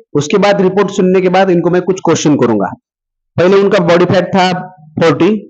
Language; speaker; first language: Hindi; non-native, local second language; Marathi